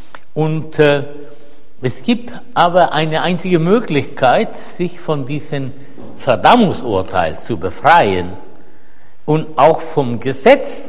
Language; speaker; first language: German; non-native, fluent; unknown